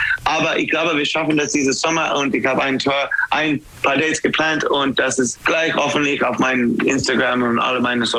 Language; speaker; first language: German; non-native, fluent; English